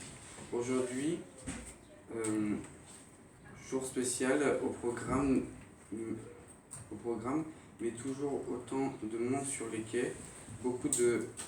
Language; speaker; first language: French; native; French